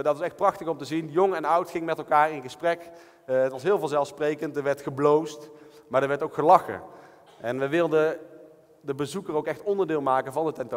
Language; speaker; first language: Dutch; native; Dutch